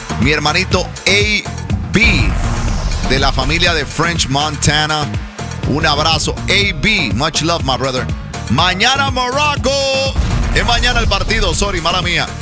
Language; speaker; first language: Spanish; early bilingual, heritage; Spanish